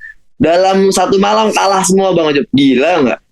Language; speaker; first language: Indonesian; native; Indonesian